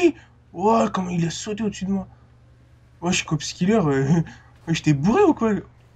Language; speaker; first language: French; native; French